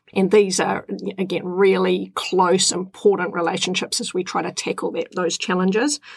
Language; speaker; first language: English; native; English